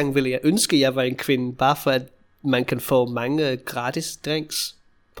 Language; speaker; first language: Danish; non-native, fluent; English